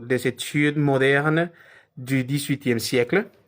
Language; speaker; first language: French; non-native, learner; Spanish